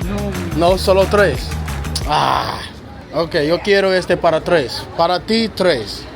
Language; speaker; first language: Spanish; non-native, learner; English